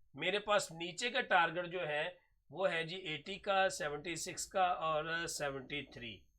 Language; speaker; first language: Hindi; non-native, local second language; Punjabi